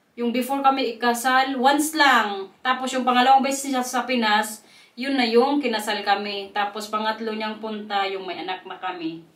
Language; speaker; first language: Filipino; non-native, local second language; Waray